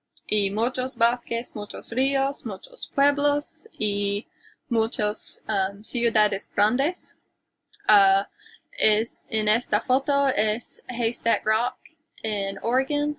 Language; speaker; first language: Spanish; non-native, learner; English